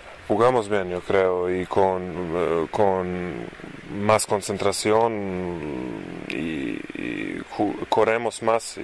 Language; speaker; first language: Spanish; non-native, learner; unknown